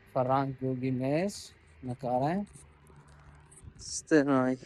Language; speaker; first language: Armenian; non-native, learner; Hindi